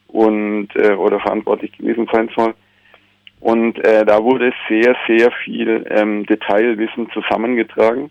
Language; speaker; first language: German; native; German